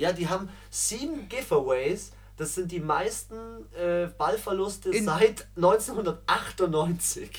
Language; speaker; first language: German; native; German